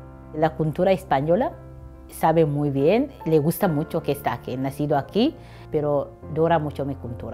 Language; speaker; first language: Spanish; non-native, learner; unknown